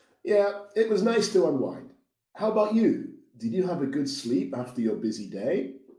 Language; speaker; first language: English; native; English